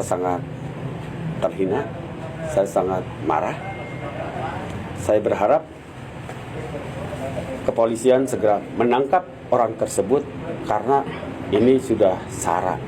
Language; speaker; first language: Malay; non-native, local second language; Sundanese